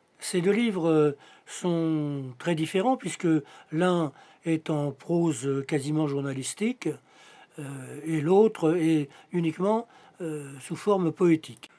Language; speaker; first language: French; native; French